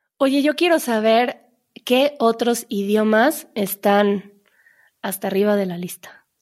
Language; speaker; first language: Spanish; native; Spanish